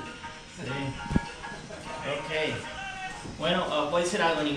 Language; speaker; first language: Spanish; non-native, learner; English